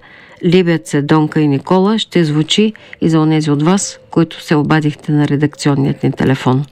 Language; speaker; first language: Bulgarian; native; Bulgarian